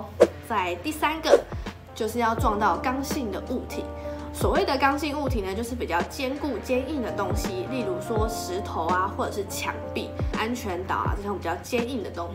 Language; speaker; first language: Chinese; native; Chinese